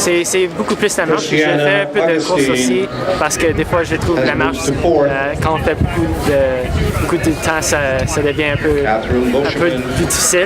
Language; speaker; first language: French; non-native, local second language; English